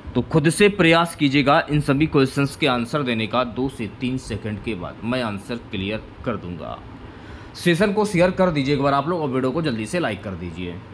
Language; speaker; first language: Hindi; native; Hindi